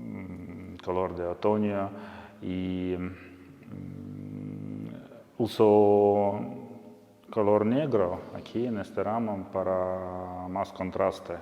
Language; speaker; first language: Spanish; non-native, learner; Russian